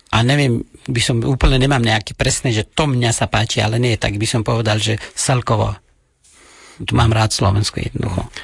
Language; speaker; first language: Slovak; non-native, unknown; Persian